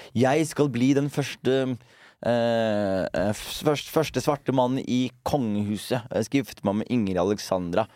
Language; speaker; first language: Norwegian; early bilingual, other home language; Somali